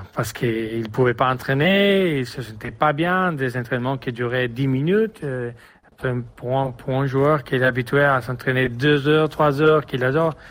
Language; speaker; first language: French; non-native, fluent; Spanish